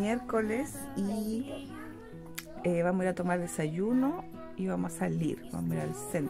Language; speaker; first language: Spanish; native; Spanish